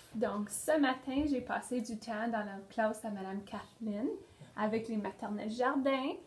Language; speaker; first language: French; native; French